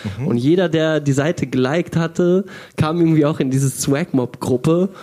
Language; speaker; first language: German; early bilingual, other home language; Russian